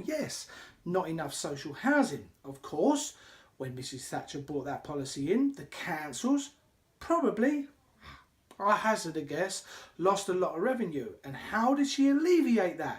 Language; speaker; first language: English; native; English